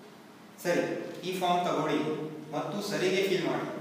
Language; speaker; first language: Kannada; non-native, learner; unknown